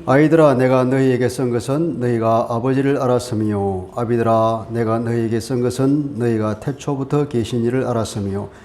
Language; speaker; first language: Korean; native; Korean